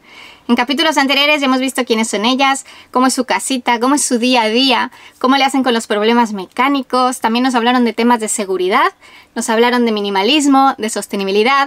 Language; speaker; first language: Spanish; native; Spanish